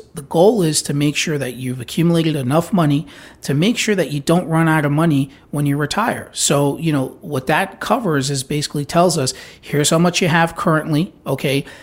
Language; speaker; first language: English; native; English